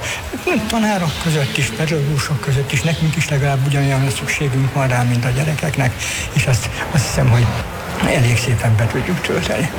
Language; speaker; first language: Hungarian; native; Hungarian